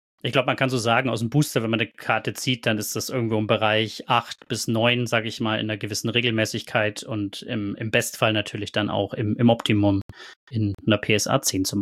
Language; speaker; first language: German; native; German